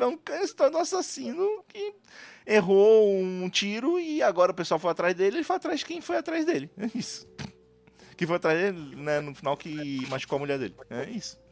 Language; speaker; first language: Portuguese; native; Portuguese